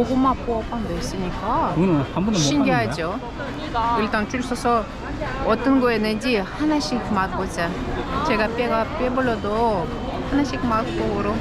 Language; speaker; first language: Korean; non-native, fluent; Ukrainian